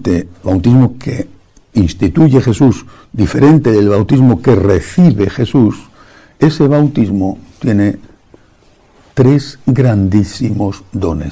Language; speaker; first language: Spanish; native; Spanish